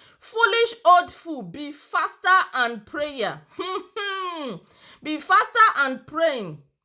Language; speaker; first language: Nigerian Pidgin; non-native, local second language; Yoruba